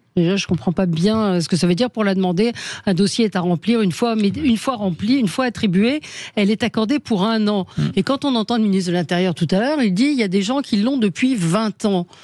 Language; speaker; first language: French; native; French